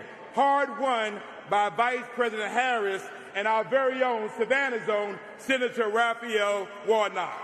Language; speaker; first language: English; native; English